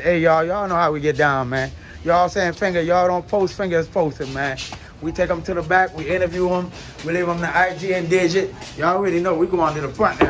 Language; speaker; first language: English; native; English